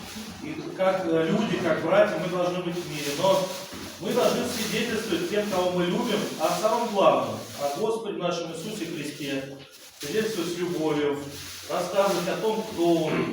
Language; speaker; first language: Russian; native; Russian